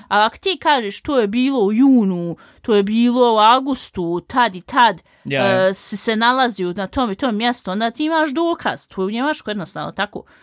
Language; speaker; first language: Bosnian; early bilingual, heritage; Bosnian